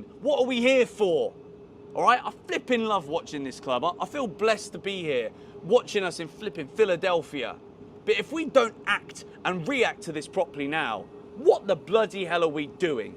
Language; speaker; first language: English; native; English